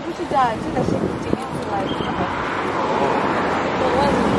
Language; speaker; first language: Chinese; non-native, learner; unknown